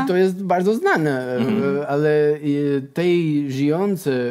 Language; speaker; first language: Polish; non-native, learner; Portuguese